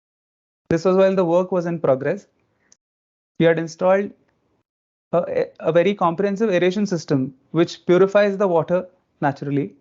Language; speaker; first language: English; non-native, local second language; Marathi